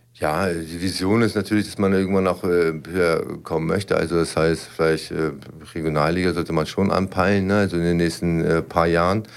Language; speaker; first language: German; native; German